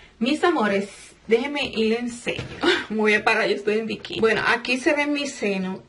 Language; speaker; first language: Spanish; native; Spanish